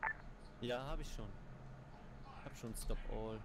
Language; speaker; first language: German; native; German